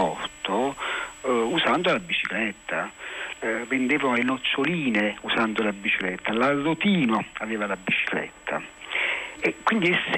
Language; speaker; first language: Italian; native; Italian